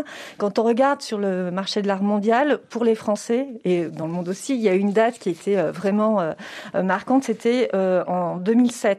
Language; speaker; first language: French; native; French